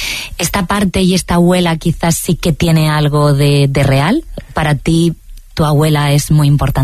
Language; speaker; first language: Spanish; native; Spanish